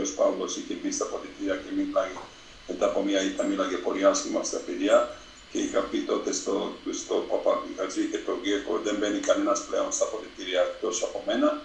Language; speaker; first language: Greek; non-native, fluent; Serbian